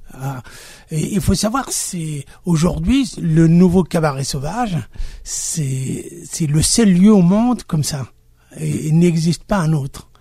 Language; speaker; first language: French; non-native, local second language; Kabyle